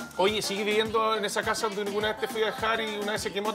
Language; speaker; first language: Spanish; native; Spanish